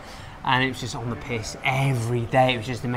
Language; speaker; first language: English; native; English